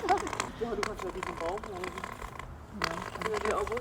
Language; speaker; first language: German; native; German